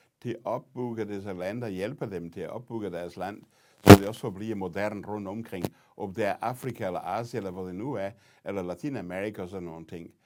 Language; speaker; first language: Danish; non-native, fluent; Portuguese